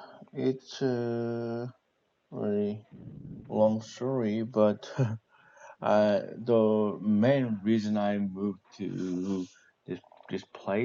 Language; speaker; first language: English; non-native, learner; Korean